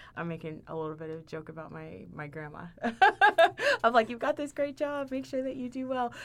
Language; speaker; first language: English; native; English